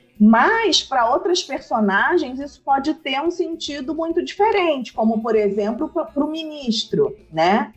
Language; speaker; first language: Portuguese; native; Portuguese